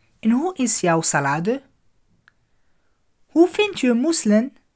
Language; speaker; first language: Dutch; non-native, fluent; Arabic